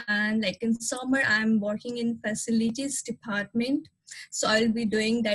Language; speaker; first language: English; non-native, local second language; Nepali